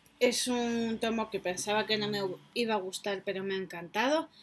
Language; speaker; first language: Spanish; native; Spanish